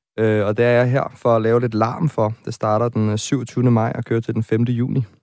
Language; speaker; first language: Danish; native; Danish